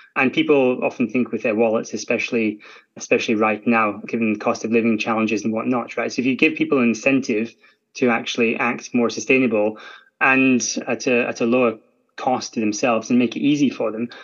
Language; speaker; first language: English; native; English